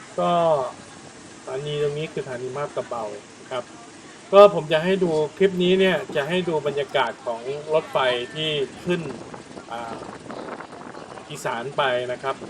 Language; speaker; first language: Thai; native; Thai